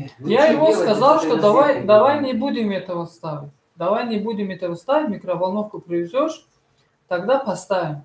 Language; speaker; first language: Russian; non-native, fluent; Tajik